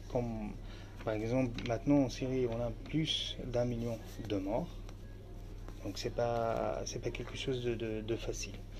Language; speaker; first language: French; non-native, fluent; Arabic